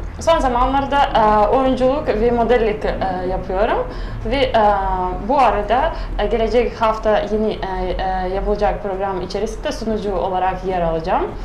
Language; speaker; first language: Turkish; non-native, fluent; Russian